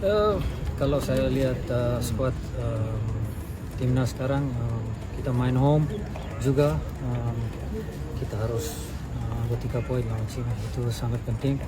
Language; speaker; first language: Indonesian; non-native, fluent; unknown